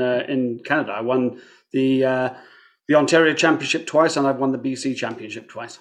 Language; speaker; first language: English; native; English